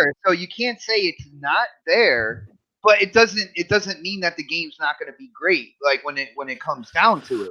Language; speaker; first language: English; native; English